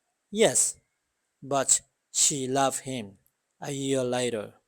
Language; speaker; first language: English; non-native, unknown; Burmese